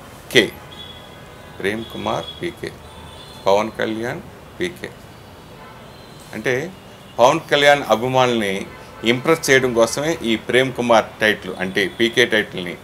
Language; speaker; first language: Telugu; native; Telugu